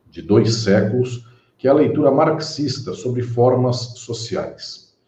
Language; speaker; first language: Portuguese; native; Portuguese